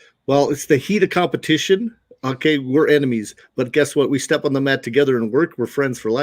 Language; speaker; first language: English; native; English